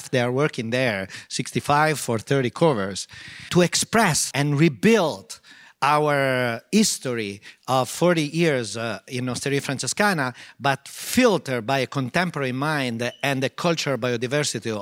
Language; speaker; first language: English; non-native, fluent; Italian